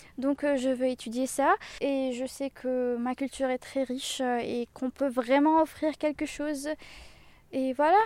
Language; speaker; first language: French; non-native, local second language; Arabic